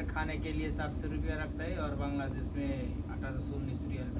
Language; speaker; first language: Hindi; non-native, learner; Bangla